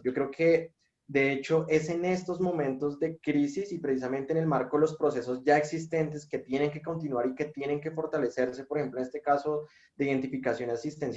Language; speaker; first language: Spanish; native; Spanish